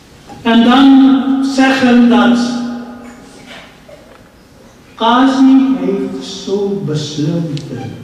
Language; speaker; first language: Dutch; non-native, fluent; Urdu